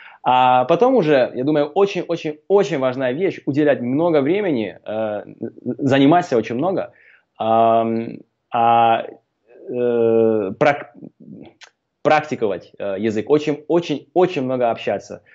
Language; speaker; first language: Russian; non-native, fluent; Slovak